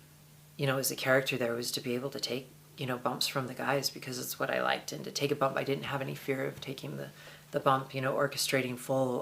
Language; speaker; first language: English; native; English